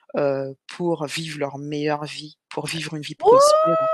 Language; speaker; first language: French; native; French